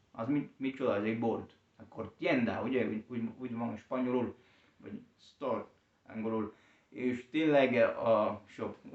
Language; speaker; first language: Hungarian; non-native, fluent; Spanish